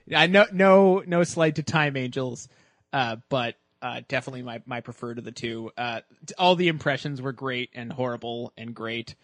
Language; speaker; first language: English; native; English